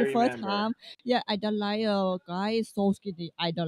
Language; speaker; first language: English; non-native, learner; Thai